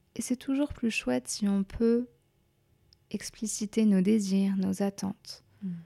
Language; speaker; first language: French; native; French